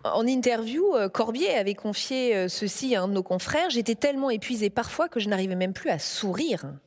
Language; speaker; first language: French; native; French